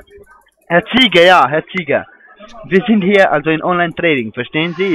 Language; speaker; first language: German; non-native, fluent; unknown